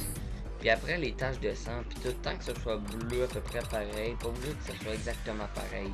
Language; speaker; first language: French; native; French